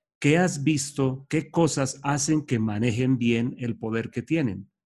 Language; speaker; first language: Spanish; native; Spanish